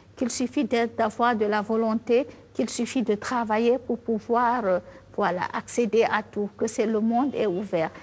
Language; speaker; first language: French; non-native, local second language; Fula